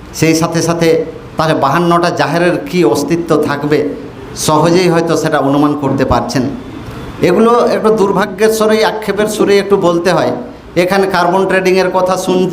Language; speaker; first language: Bangla; non-native, local second language; Santali